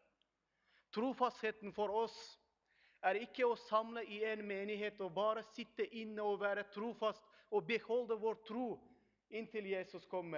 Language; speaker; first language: Swedish; non-native, learner; Turkmen